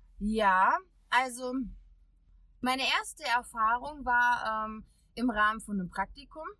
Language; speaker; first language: German; early bilingual, other home language; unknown